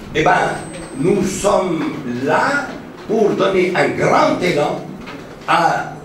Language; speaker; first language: French; non-native, local second language; Arabic